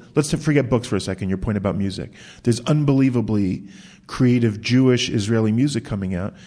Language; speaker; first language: English; native; English